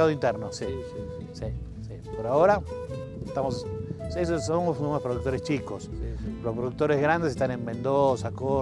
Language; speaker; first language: Spanish; native; Spanish